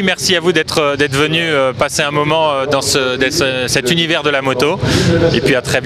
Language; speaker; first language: French; native; French